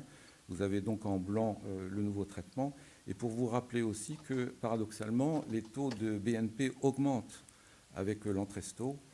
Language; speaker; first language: French; native; French